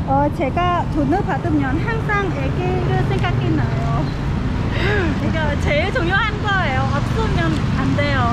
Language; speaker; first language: Korean; non-native, learner; Khmer